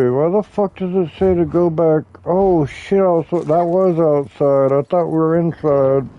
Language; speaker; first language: English; native; English